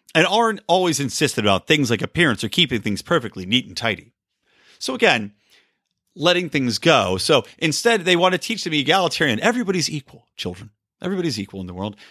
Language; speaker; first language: English; native; English